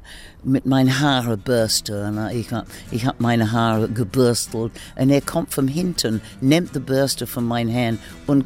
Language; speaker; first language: German; non-native, learner; English